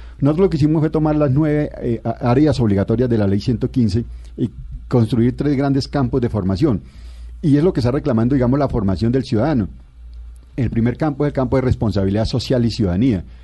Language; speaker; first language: Spanish; native; Spanish